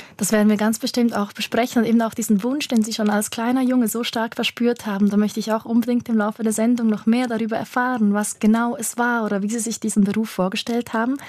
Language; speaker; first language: German; native; German